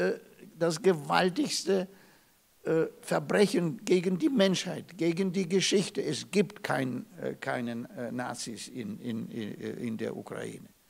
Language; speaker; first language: German; non-native, fluent; Russian